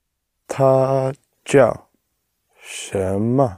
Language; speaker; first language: Chinese; non-native, learner; English